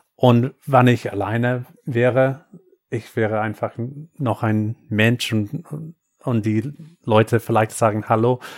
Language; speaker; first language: German; non-native, fluent; English